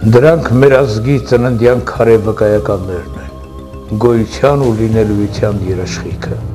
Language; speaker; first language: Armenian; non-native, local second language; Assyrian Neo-Aramaic